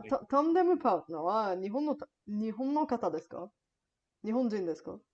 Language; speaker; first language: Japanese; non-native, learner; Bulgarian